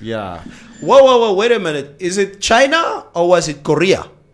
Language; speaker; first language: English; non-native, local second language; Afrikaans